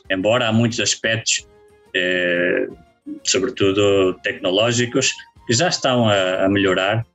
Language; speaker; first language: Portuguese; native; Portuguese